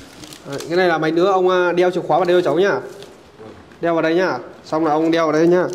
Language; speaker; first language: Vietnamese; native; Vietnamese